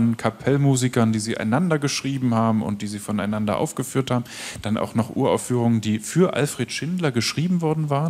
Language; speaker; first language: German; native; German